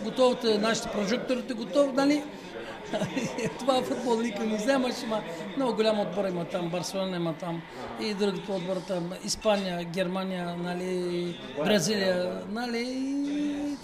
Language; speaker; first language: Bulgarian; non-native, learner; Turkish